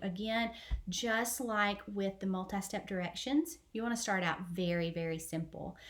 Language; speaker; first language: English; native; English